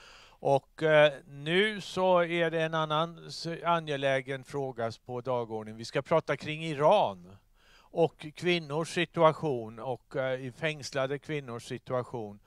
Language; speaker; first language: Swedish; native; Swedish